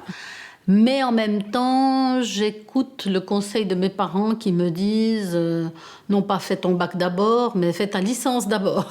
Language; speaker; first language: French; early bilingual, other home language; Italian